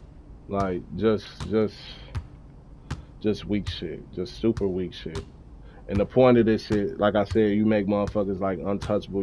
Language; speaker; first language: English; native; English